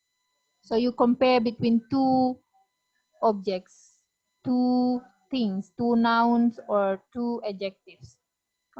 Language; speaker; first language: English; non-native, fluent; Indonesian